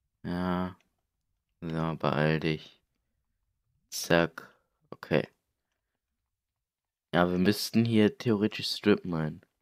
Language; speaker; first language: German; native; German